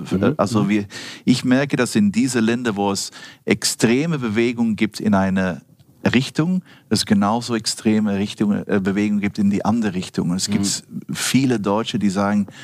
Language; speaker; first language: German; non-native, fluent; Dutch